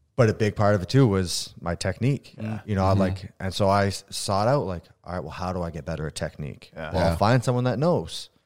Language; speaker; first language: English; native; English